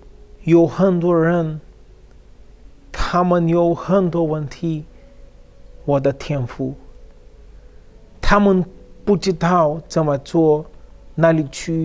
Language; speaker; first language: Chinese; non-native, fluent; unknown